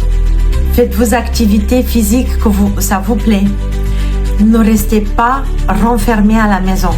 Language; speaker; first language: French; non-native, fluent; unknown